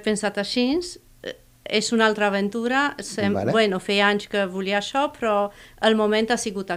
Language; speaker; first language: Catalan; non-native, fluent; Romanian